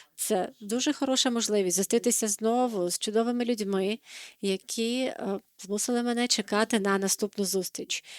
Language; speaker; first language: Ukrainian; non-native, fluent; Dutch